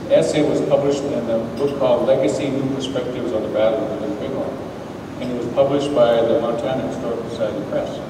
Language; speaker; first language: English; native; English